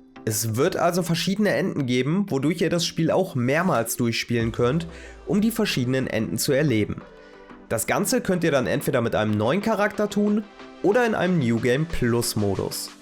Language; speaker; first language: German; native; German